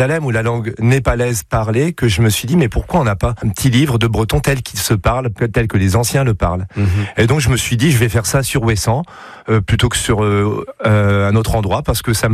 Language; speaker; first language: French; native; French